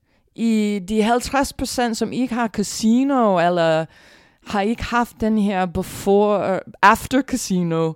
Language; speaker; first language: Danish; non-native, fluent; English